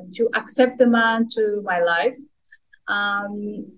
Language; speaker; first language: English; non-native, fluent; Russian